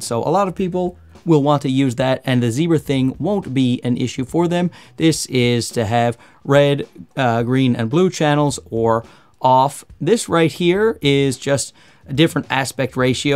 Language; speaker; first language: English; native; English